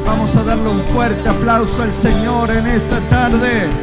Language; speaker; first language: Spanish; native; Spanish